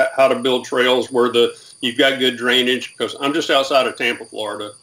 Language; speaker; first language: English; native; English